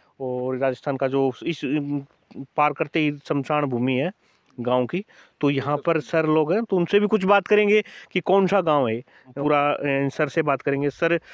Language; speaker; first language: Hindi; native; Hindi